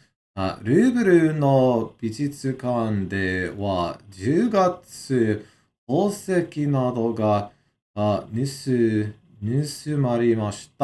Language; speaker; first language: Japanese; non-native, learner; English